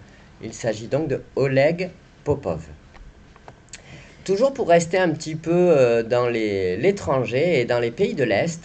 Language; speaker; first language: French; native; French